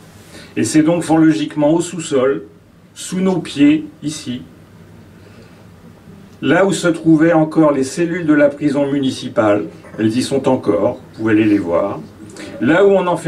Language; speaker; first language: French; native; French